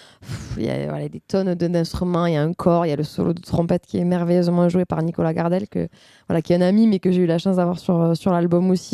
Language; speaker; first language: French; native; French